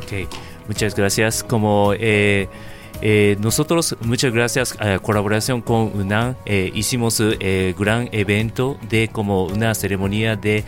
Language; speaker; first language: Spanish; non-native, learner; Japanese